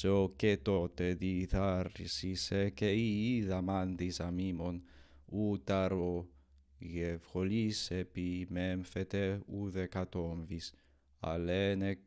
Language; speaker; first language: Greek; non-native, learner; English